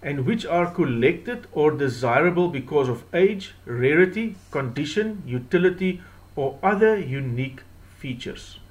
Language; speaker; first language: English; non-native, local second language; Afrikaans